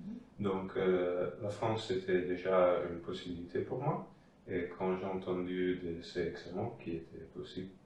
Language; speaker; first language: French; non-native, fluent; Dutch